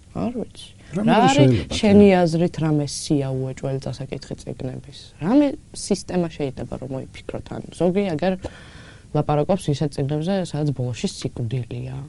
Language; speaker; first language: Georgian; native; Georgian